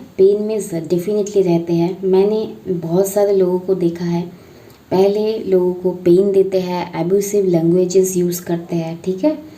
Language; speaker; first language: Hindi; non-native, local second language; Bangla